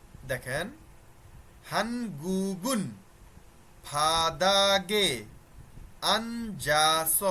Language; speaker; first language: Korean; non-native, fluent; Bangla